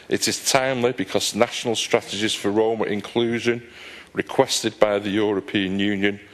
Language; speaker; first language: English; native; English